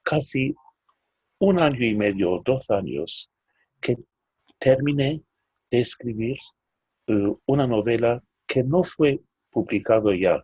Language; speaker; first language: Spanish; early bilingual, heritage; Turkish